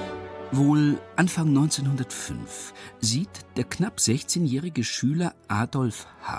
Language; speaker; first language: German; native; German